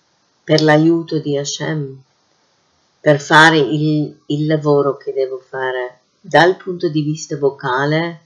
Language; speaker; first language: Italian; non-native, fluent; English